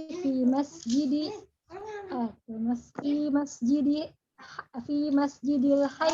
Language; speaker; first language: Arabic; non-native, learner; Indonesian